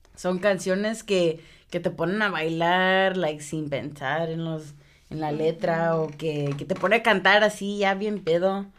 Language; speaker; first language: Spanish; early bilingual, heritage; Spanish